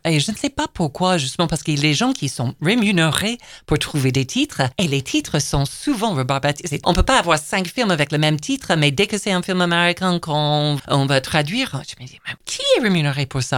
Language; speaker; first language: French; non-native, fluent; English